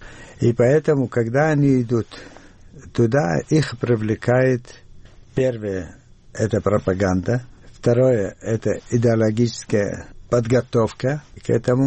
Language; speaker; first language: Russian; non-native, learner; Arabic